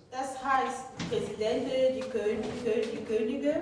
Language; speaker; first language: German; non-native, fluent; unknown